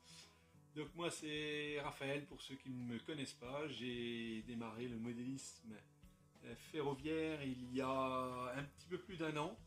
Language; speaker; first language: French; native; French